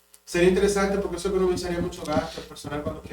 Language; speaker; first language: Spanish; native; Spanish